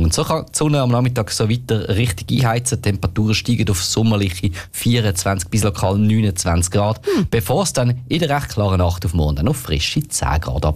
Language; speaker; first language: German; native; German